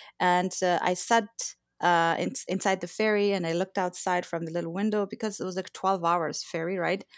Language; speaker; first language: English; non-native, fluent; Persian